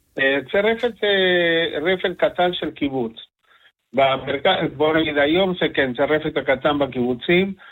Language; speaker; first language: Hebrew; non-native, fluent; Spanish